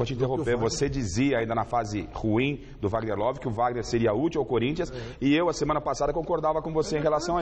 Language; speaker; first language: Portuguese; native; Portuguese